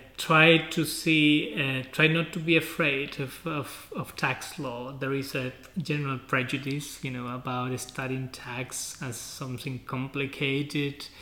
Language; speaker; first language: English; non-native, fluent; Spanish